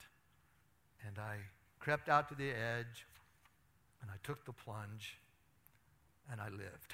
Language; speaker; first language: English; native; English